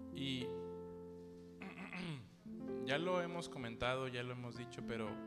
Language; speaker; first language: Spanish; native; Spanish